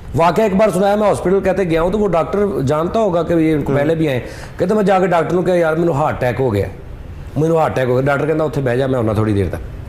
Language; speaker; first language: Urdu; non-native, local second language; Punjabi